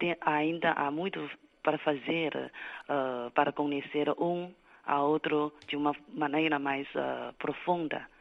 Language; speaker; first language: Portuguese; non-native, fluent; Chinese